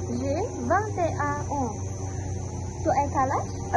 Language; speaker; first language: French; non-native, learner; Malay